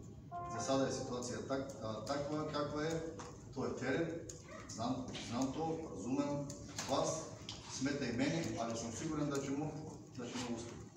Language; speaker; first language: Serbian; non-native, learner; Bulgarian